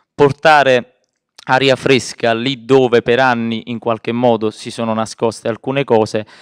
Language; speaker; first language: Italian; native; Italian